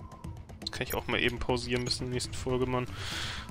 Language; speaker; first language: German; native; German